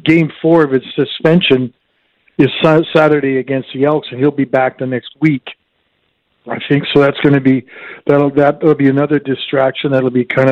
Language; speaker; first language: English; native; English